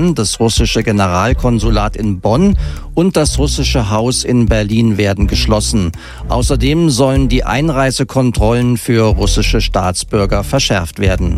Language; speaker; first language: German; native; German